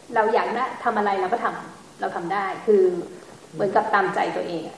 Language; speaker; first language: Thai; native; Thai